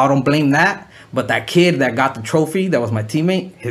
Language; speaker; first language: English; early bilingual, other home language; Spanish